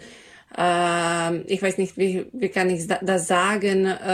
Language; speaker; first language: German; non-native, learner; Serbian